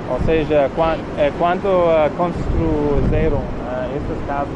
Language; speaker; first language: Portuguese; non-native, learner; English